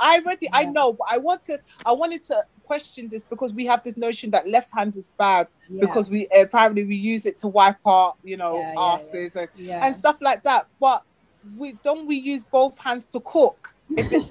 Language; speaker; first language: English; native; English